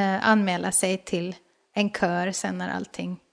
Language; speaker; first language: Swedish; native; Swedish